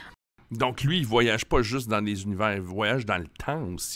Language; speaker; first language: French; native; French